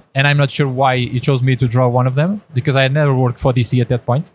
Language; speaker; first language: English; non-native, fluent; Portuguese